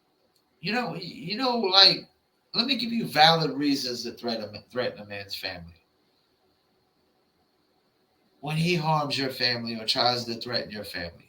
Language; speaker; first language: English; native; English